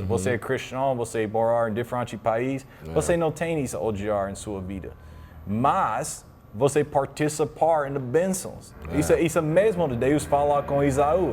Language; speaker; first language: Portuguese; non-native, learner; English